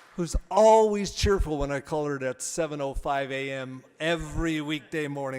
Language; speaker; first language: English; native; English